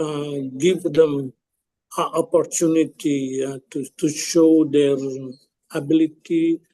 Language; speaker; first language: English; non-native, fluent; Indonesian